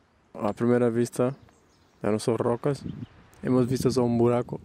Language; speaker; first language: Spanish; non-native, learner; Portuguese